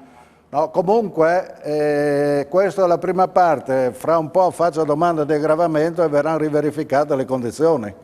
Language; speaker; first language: Italian; native; Italian